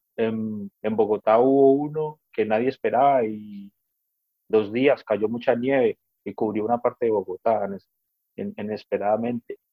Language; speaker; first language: Spanish; native; Spanish